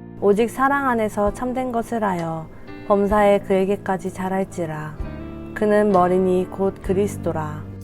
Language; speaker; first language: Korean; native; Korean